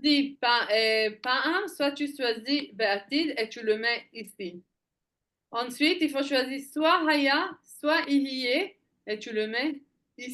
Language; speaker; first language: French; non-native, fluent; Hebrew